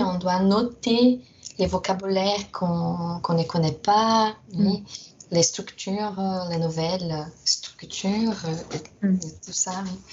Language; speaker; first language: French; non-native, fluent; Portuguese